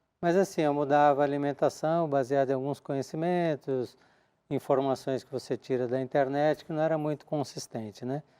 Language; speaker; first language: Portuguese; native; Portuguese